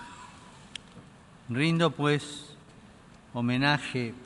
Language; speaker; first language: Spanish; native; Spanish